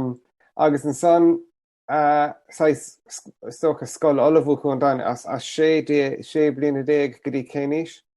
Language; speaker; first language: Irish; native; Irish